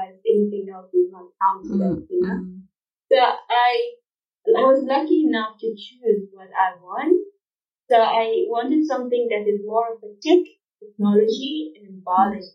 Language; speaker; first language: English; non-native, fluent; Arabic